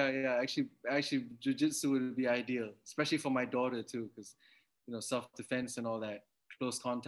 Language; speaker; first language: English; native; English